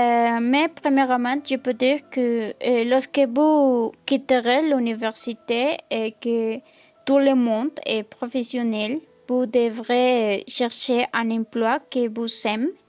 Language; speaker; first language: French; non-native, learner; Spanish